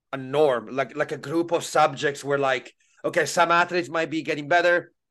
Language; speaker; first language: English; non-native, fluent; Italian